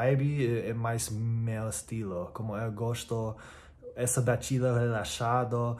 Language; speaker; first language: Portuguese; non-native, learner; English